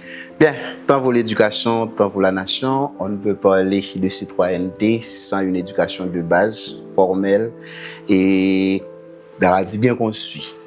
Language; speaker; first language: Haitian Creole; native; Haitian Creole